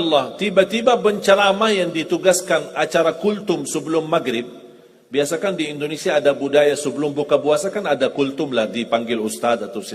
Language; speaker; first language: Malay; non-native, fluent; Arabic